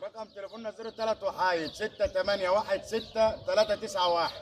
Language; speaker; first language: Arabic; native; Arabic